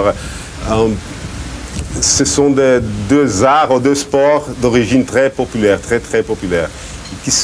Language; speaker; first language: French; non-native, fluent; Portuguese